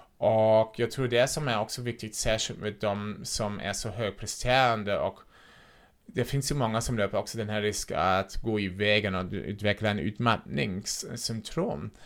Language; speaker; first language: Swedish; non-native, fluent; German